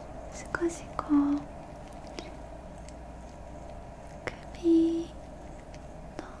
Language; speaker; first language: Japanese; non-native, learner; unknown